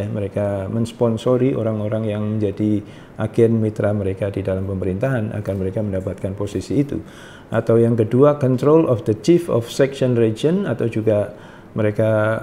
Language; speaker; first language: Indonesian; native; Indonesian